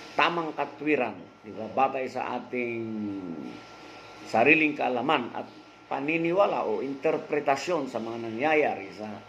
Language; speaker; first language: Filipino; non-native, local second language; Iloko